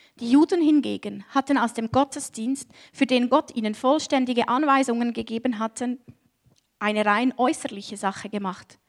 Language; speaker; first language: German; native; German